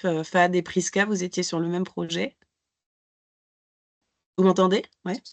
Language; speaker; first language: French; native; French